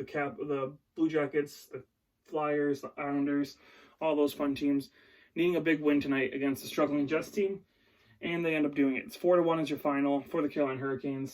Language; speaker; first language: English; native; English